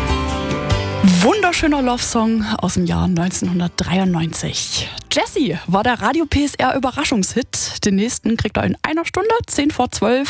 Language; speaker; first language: German; native; German